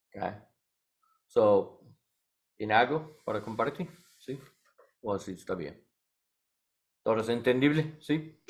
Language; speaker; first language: Spanish; non-native, learner; English